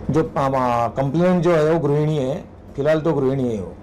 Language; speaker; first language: Hindi; non-native, local second language; Marathi